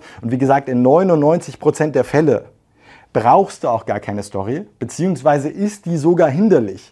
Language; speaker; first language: German; native; German